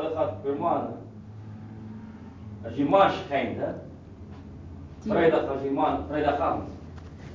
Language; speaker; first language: Dutch; non-native, learner; Arabic